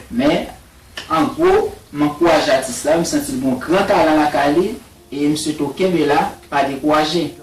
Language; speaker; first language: Haitian Creole; native; Haitian Creole